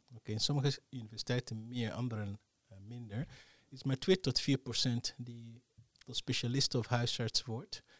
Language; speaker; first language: Dutch; non-native, fluent; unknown